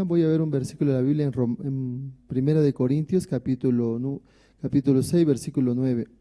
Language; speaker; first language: Spanish; non-native, fluent; Korean